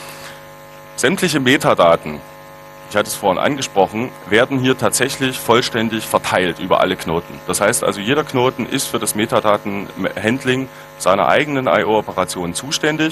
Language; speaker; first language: German; native; German